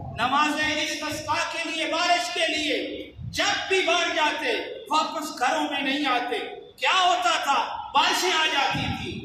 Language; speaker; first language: Urdu; non-native, local second language; Punjabi